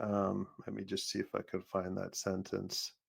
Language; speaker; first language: English; native; English